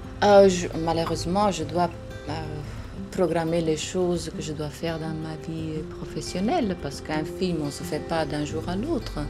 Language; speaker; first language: French; non-native, fluent; Italian